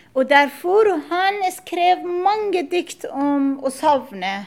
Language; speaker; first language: Norwegian; non-native, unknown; Persian